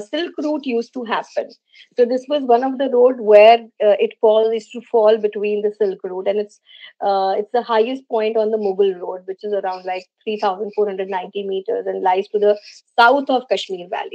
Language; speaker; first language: English; non-native, local second language; Hindi